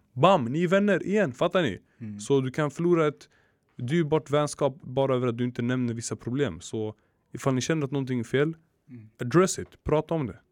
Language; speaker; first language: Swedish; early bilingual, other home language; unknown